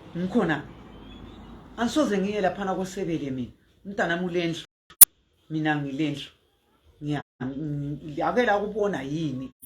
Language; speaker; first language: Zulu; native; Zulu